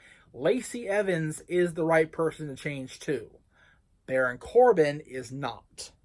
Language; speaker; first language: English; native; English